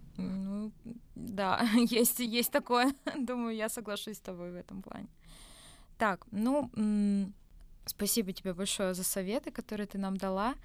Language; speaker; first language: Russian; native; Russian